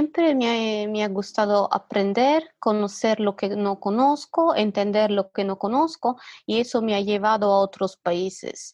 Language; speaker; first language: Spanish; non-native, fluent; Italian